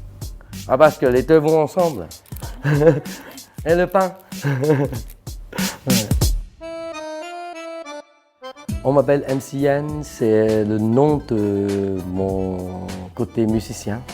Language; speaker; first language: French; non-native, fluent; Cantonese